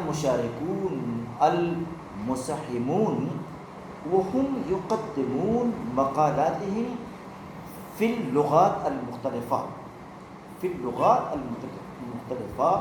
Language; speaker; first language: Arabic; non-native, fluent; Urdu